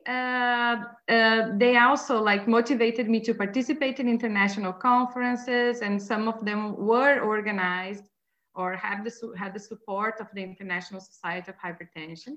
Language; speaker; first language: English; non-native, fluent; Portuguese